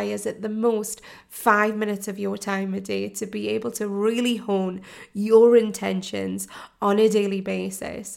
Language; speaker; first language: English; native; English